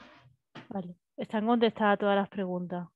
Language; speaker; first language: Spanish; native; Spanish